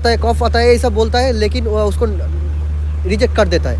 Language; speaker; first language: Hindi; non-native, local second language; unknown